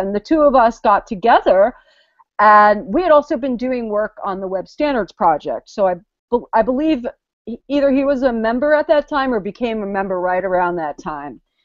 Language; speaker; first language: English; native; English